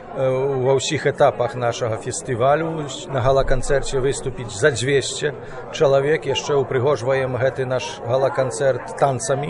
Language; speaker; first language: Belarusian; native; Belarusian